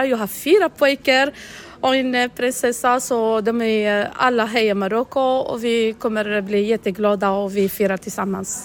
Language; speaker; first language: Swedish; non-native, learner; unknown